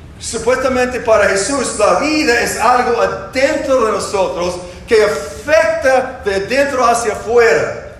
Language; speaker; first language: Spanish; non-native, fluent; English